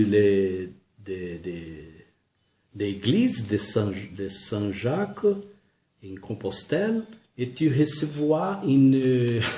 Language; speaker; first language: French; non-native, learner; Portuguese